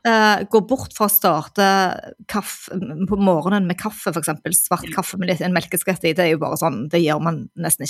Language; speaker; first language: Norwegian; native; Norwegian